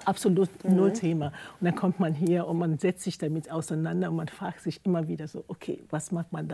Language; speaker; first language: German; non-native, fluent; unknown